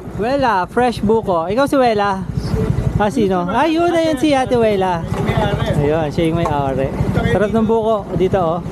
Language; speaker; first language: Filipino; non-native, local second language; Pampanga